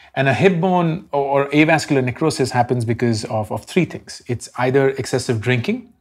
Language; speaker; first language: English; non-native, local second language; Hindi